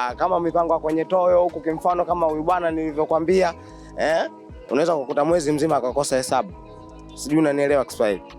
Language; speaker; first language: Swahili; native; Swahili